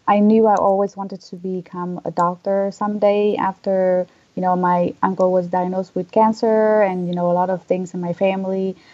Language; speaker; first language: English; non-native, fluent; Vietnamese